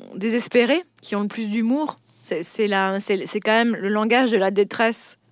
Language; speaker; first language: French; native; French